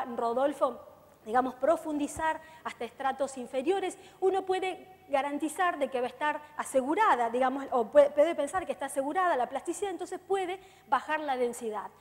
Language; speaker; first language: Spanish; native; Spanish